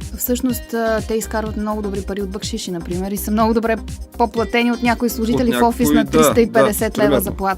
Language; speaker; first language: Bulgarian; native; Bulgarian